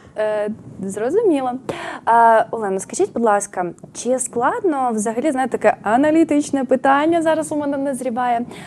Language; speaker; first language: Ukrainian; native; Ukrainian